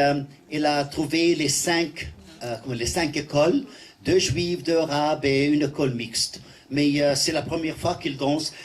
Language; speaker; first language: French; non-native, learner; English